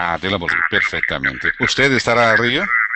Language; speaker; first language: Spanish; non-native, learner; Portuguese